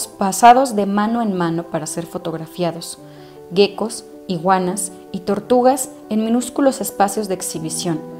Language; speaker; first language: Spanish; native; Spanish